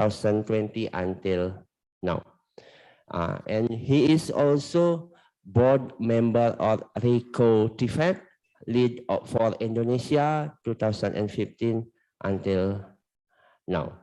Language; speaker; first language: English; non-native, learner; Indonesian